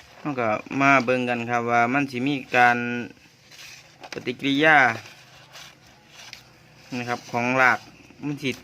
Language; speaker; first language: Thai; non-native, local second language; Northeastern Thai